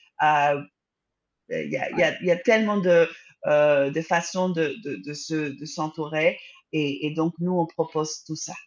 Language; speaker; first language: French; non-native, fluent; Spanish